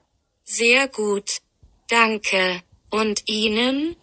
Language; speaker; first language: German; non-native, learner; Persian